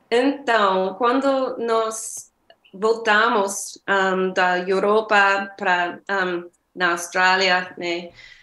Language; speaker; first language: Portuguese; non-native, learner; English